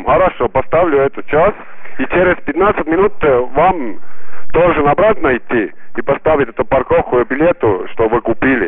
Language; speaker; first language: Russian; non-native, local second language; Estonian